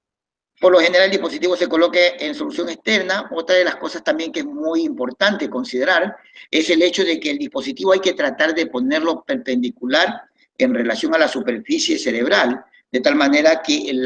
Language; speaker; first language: Spanish; native; Spanish